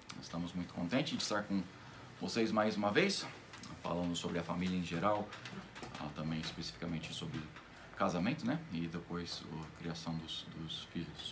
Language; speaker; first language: Portuguese; non-native, fluent; English